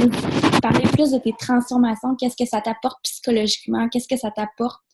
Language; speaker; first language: French; native; French